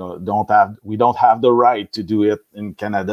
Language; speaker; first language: English; non-native, learner; French